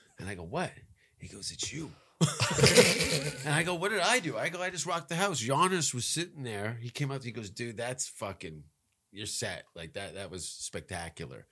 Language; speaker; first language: English; native; English